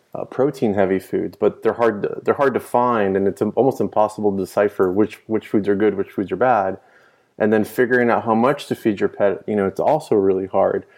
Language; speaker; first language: English; early bilingual, other home language; Spanish